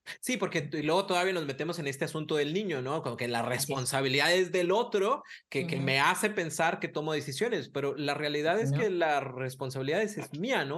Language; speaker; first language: Spanish; native; Spanish